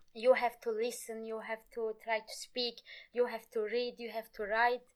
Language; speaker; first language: English; non-native, fluent; Kurdish